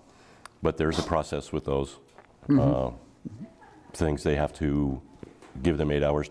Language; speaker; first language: English; native; English